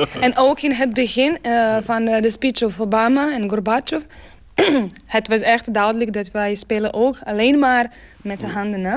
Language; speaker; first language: Dutch; non-native, learner; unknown